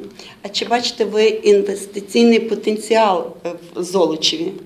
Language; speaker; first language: Polish; non-native, learner; Ukrainian